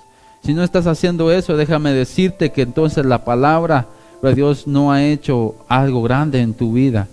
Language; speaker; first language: Spanish; native; Spanish